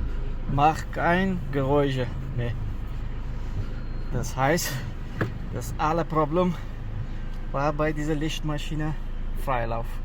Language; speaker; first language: German; non-native, learner; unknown